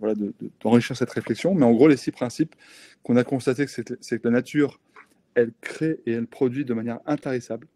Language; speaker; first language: French; native; French